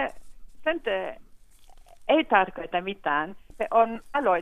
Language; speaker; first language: Finnish; non-native, fluent; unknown